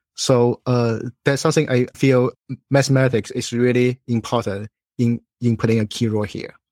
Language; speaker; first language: English; non-native, fluent; Chinese